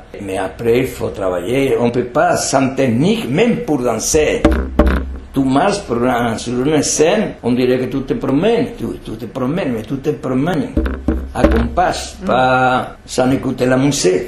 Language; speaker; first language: French; non-native, fluent; Spanish